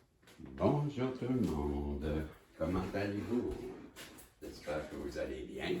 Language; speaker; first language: French; native; French